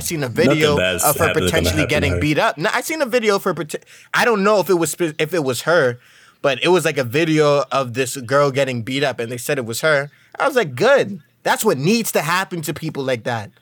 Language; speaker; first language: English; native; English